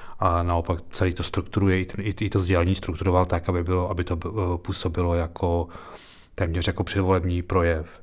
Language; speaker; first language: Czech; native; Czech